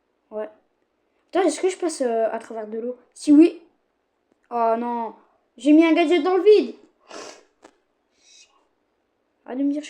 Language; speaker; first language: French; native; French